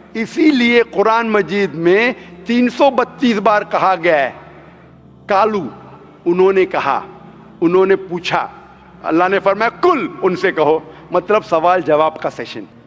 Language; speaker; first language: Hindi; non-native, local second language; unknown